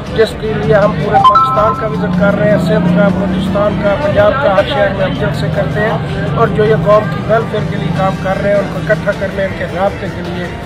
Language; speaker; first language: Urdu; non-native, local second language; Punjabi